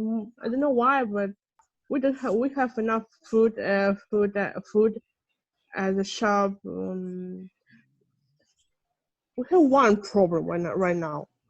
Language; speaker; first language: English; non-native, fluent; Russian